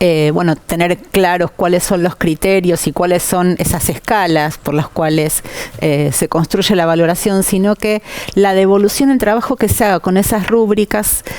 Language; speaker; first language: Spanish; native; Spanish